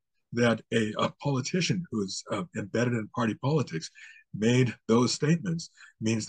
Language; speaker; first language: English; native; English